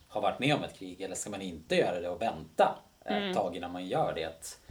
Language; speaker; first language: Swedish; early bilingual, other home language; Bosnian